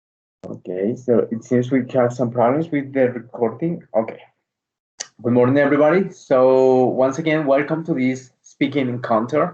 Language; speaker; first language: English; non-native, fluent; Spanish